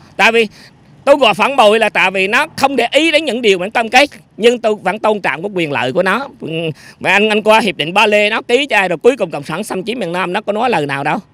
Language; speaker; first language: Vietnamese; native; Vietnamese